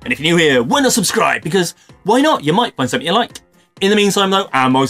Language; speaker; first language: English; native; English